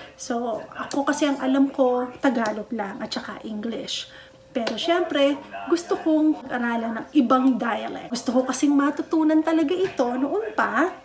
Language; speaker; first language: Filipino; native; Filipino